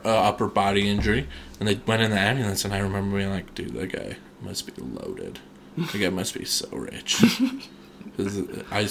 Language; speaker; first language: English; native; English